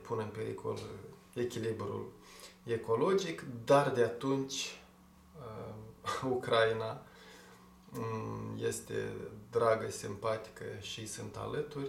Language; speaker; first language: Romanian; native; Romanian